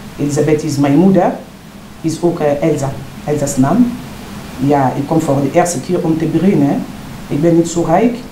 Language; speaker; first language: Dutch; non-native, learner; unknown